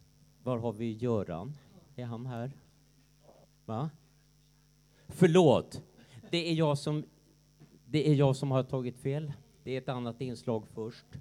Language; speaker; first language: Swedish; native; Swedish